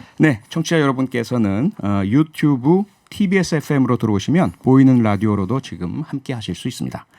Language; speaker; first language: Korean; native; Korean